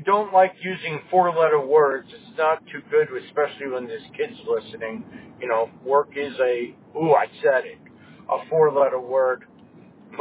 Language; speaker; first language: English; native; English